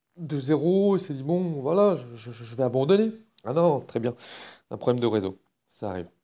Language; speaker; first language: French; native; French